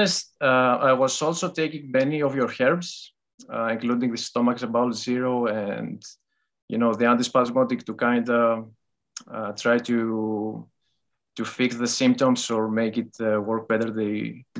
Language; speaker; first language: English; non-native, fluent; Greek